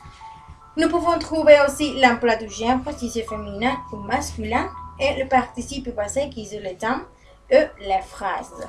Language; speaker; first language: French; non-native, learner; Spanish